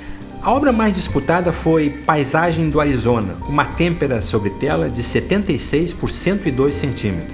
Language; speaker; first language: Portuguese; native; Portuguese